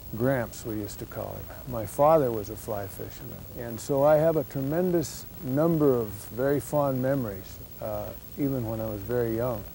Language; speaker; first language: English; native; English